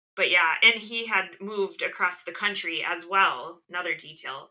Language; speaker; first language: English; native; English